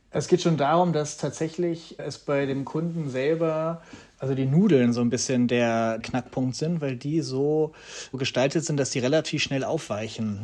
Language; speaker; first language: German; native; German